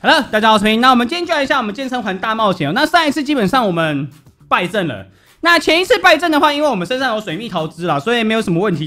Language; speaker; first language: Chinese; native; Chinese